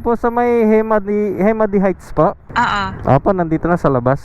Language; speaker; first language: Filipino; native; Filipino